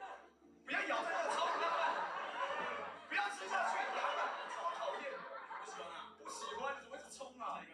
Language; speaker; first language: Chinese; native; Chinese